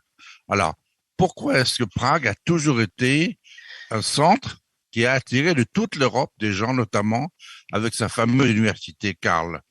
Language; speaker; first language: French; native; French